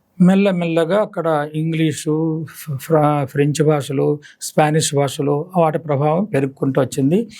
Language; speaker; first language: Telugu; native; Telugu